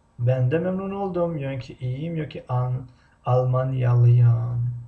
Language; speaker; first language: Turkish; non-native, fluent; Tajik